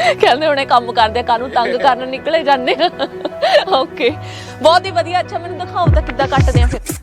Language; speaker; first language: Punjabi; native; Punjabi